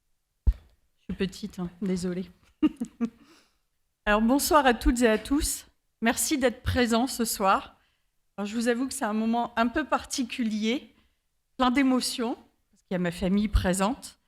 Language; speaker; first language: French; native; French